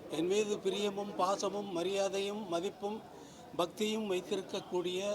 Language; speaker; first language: Tamil; native; Tamil